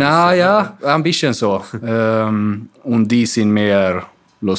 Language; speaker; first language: German; non-native, fluent; Swedish